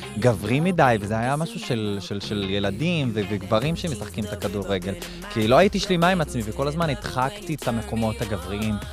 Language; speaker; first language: Hebrew; non-native, local second language; Arabic